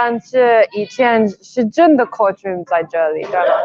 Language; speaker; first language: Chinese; non-native, learner; Afrikaans